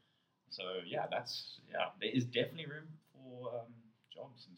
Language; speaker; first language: English; native; English